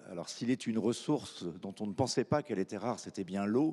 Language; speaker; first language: French; native; French